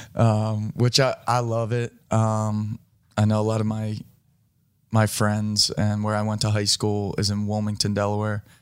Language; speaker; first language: English; native; English